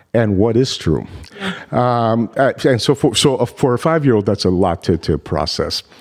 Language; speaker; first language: English; early bilingual, other home language; Spanish